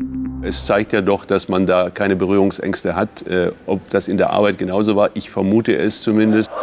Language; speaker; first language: German; native; German